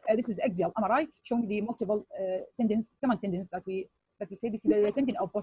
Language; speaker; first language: English; non-native, fluent; Arabic